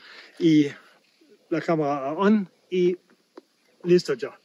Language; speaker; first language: Spanish; non-native, learner; German